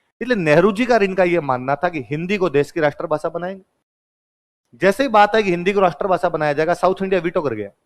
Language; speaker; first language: Hindi; non-native, local second language; Marwari